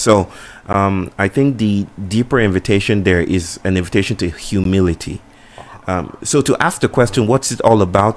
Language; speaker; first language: English; non-native, local second language; Yoruba